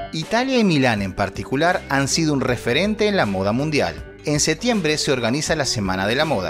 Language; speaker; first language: Spanish; native; Spanish